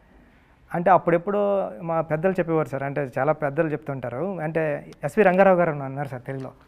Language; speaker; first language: Telugu; native; Telugu